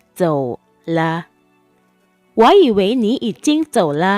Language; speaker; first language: Chinese; non-native, fluent; Thai